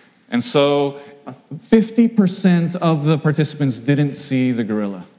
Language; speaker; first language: English; native; English